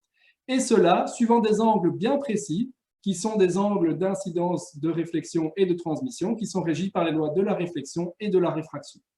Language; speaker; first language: French; native; French